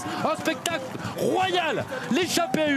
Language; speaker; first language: French; native; French